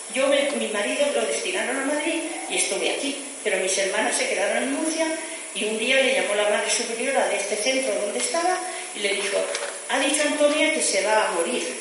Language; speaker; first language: Spanish; native; Spanish